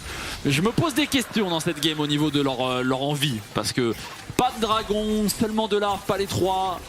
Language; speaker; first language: French; native; French